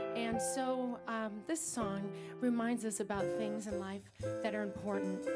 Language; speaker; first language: English; native; English